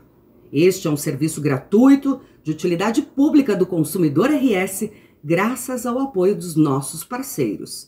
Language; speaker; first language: Portuguese; native; Portuguese